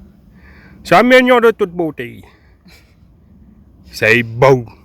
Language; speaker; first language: French; native; French